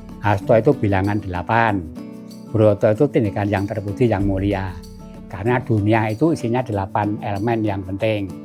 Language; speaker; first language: Indonesian; non-native, local second language; Javanese